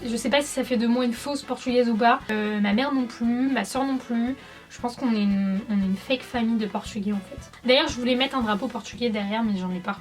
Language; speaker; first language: French; native; French